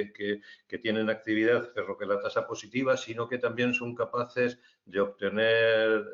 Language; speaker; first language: Spanish; native; Spanish